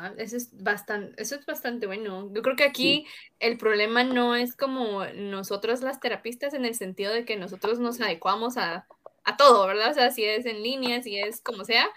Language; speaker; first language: Spanish; native; Spanish